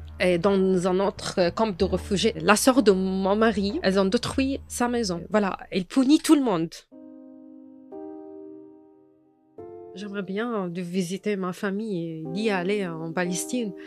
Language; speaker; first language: French; non-native, fluent; Arabic